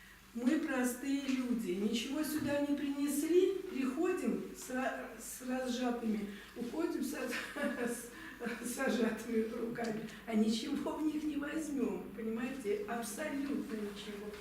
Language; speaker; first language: Russian; native; Russian